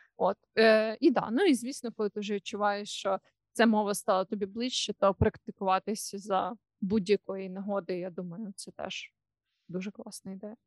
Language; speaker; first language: Ukrainian; non-native, local second language; Russian